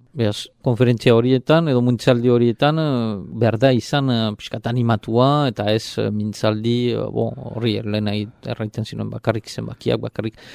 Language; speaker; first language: Basque; native; Basque